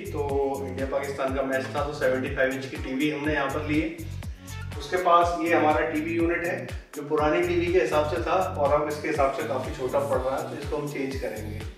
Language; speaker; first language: Hindi; native; Hindi